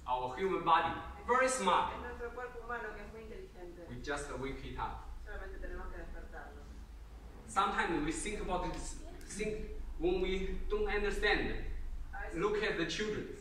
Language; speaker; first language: English; non-native, learner; Chinese